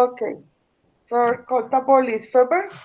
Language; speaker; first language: English; non-native, learner; Spanish